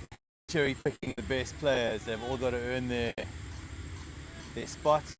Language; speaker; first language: English; native; English